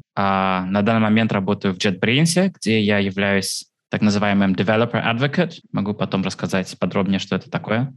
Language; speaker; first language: Russian; early bilingual, heritage; Russian